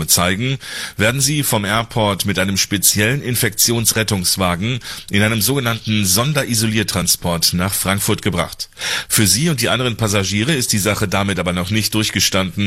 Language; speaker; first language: German; native; German